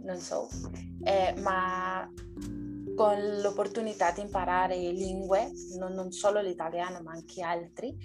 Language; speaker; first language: Italian; non-native, learner; Spanish